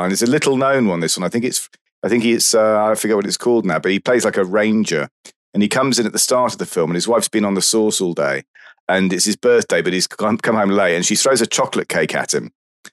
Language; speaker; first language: English; native; English